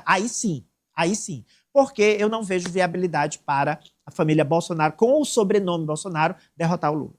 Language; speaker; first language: Portuguese; native; Portuguese